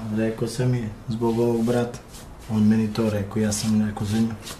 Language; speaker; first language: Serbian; non-native, local second language; Romany